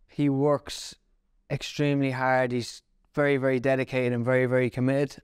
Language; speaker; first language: English; native; English